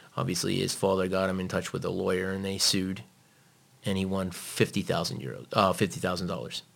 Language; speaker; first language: English; native; English